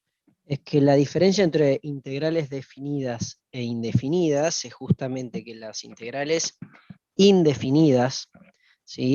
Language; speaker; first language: Spanish; native; Spanish